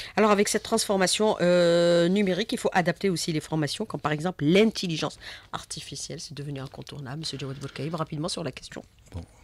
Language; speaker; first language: French; non-native, local second language; Arabic